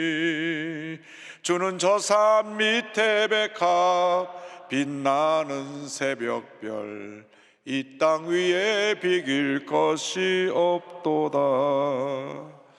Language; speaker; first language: Korean; native; Korean